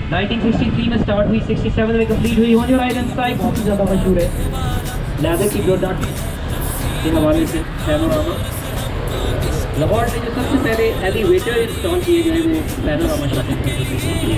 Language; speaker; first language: Hindi; native; Hindi